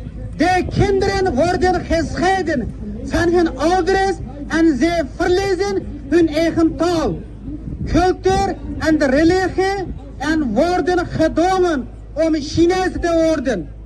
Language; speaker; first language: Dutch; non-native, fluent; Uyghur